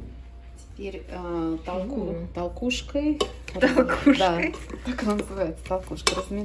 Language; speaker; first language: Russian; native; Russian